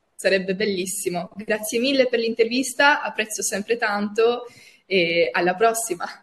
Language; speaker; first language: Italian; non-native, fluent; Albanian